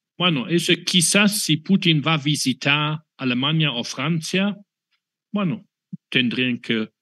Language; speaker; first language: Spanish; non-native, fluent; German